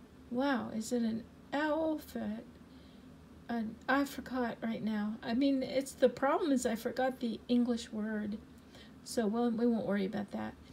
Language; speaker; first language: English; native; English